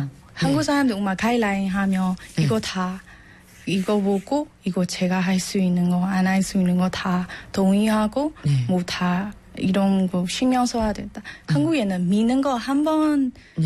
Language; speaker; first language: Korean; non-native, learner; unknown